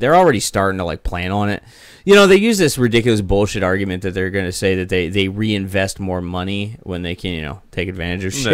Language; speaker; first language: English; native; English